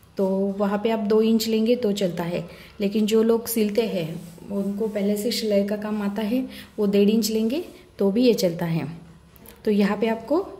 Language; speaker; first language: Hindi; non-native, local second language; Marathi